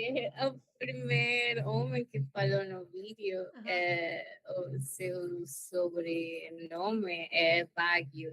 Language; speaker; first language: Portuguese; non-native, learner; Spanish